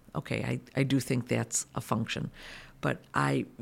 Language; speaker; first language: English; native; English